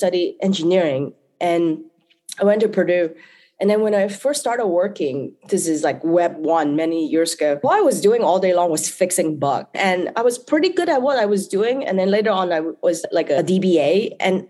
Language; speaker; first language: English; non-native, local second language; Cantonese